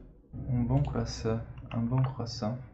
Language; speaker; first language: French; non-native, fluent; Portuguese